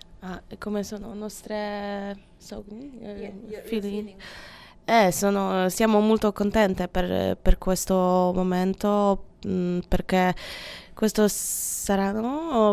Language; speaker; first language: Italian; non-native, learner; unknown